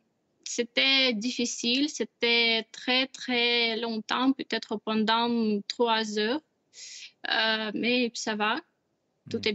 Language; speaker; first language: French; non-native, fluent; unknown